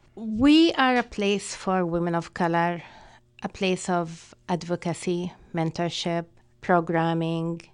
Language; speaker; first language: English; non-native, fluent; Arabic